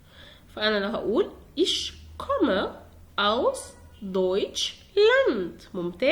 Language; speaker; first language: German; non-native, fluent; Arabic